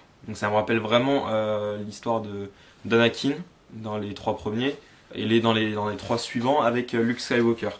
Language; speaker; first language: French; native; French